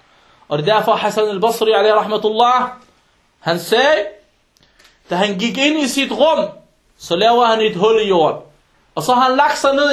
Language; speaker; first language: Danish; early bilingual, other home language; Arabic